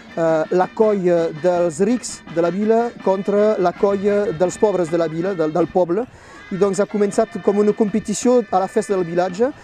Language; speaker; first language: Catalan; non-native, local second language; French